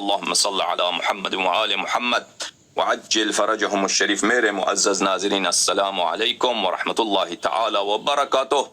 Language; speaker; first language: Urdu; non-native, fluent; Persian